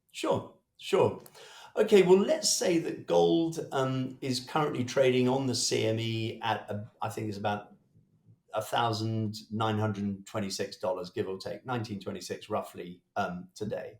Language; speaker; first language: English; native; English